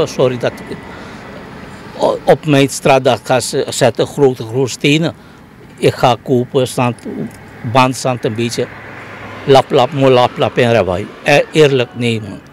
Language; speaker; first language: Dutch; non-native, local second language; Caribbean Hindustani